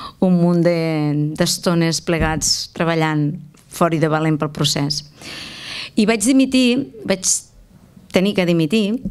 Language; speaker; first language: Catalan; native; Catalan